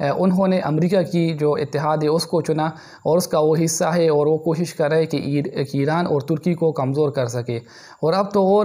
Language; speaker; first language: Urdu; non-native, local second language; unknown